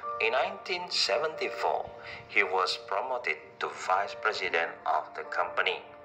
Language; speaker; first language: English; non-native, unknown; Indonesian